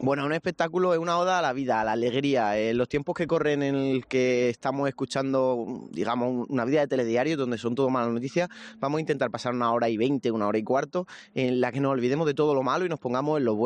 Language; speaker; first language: Spanish; native; Spanish